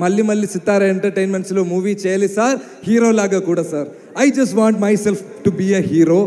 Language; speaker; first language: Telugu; non-native, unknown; Malayalam